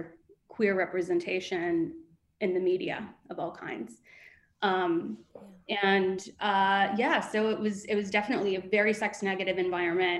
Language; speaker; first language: English; native; English